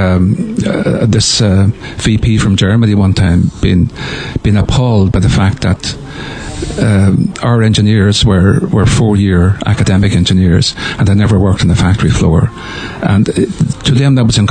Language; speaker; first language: English; native; English